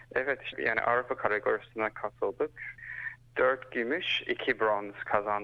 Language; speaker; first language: Turkish; early bilingual, heritage; Turkish